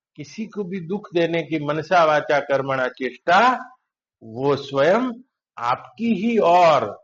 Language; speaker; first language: Hindi; non-native, local second language; Gujarati